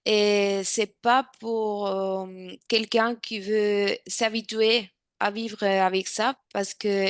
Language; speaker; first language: French; non-native, fluent; Spanish